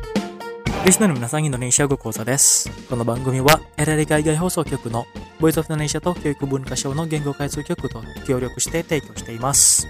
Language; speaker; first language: Japanese; non-native, fluent; Indonesian